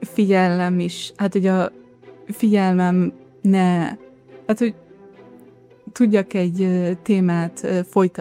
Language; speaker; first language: Hungarian; early bilingual, heritage; Hungarian